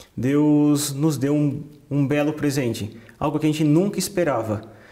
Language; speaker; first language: Portuguese; native; Portuguese